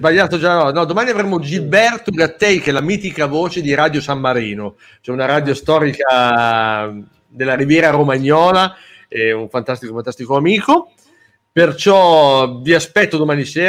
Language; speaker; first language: Italian; native; Italian